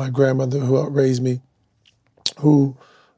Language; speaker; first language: English; native; English